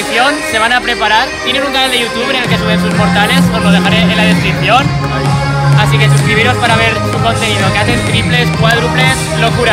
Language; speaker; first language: Spanish; native; Spanish